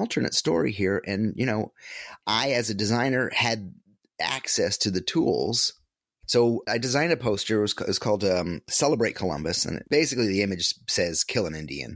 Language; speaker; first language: English; native; English